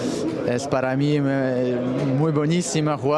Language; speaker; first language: Spanish; non-native, fluent; Polish